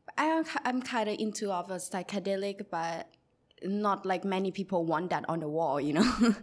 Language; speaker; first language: English; non-native, learner; Thai